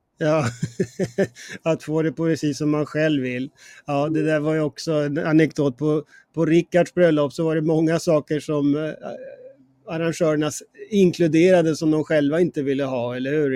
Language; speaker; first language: Swedish; early bilingual, heritage; Swedish